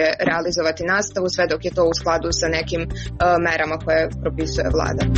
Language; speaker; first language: Serbian; native; Serbian